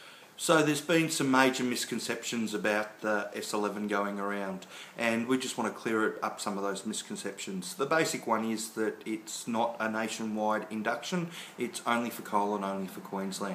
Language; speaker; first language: English; native; English